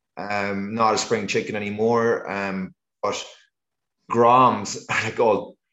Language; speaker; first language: English; native; English